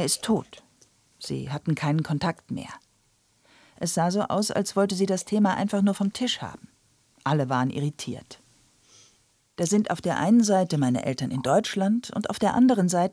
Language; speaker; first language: German; native; German